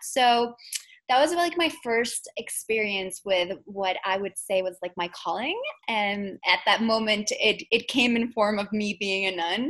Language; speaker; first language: English; native; English